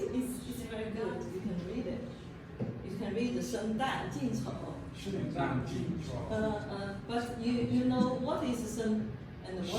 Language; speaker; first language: English; non-native, learner; Chinese